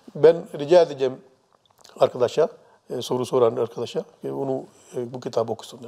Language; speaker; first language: Turkish; non-native, fluent; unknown